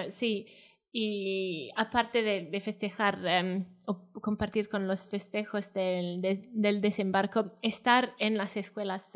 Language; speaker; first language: Spanish; non-native, fluent; Welsh